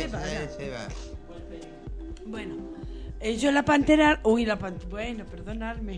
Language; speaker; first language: Spanish; native; Spanish